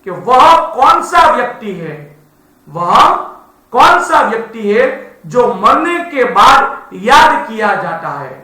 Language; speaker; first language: Hindi; non-native, local second language; Gujarati